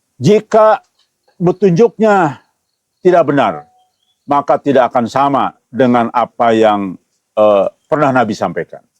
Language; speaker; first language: Indonesian; native; Indonesian